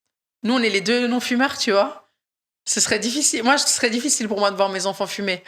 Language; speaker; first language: French; native; French